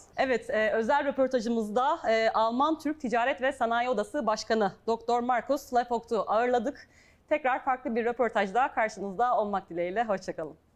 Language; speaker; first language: Turkish; native; Turkish